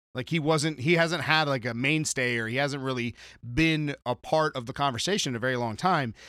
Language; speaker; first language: English; native; English